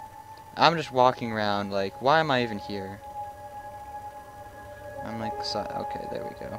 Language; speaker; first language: English; native; English